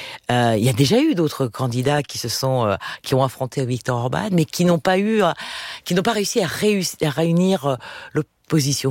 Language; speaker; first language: French; native; French